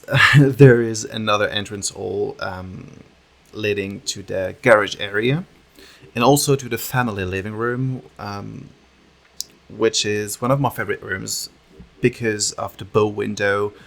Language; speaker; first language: English; non-native, fluent; French